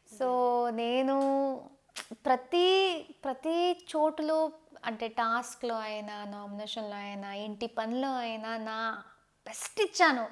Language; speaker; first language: Telugu; non-native, local second language; Tamil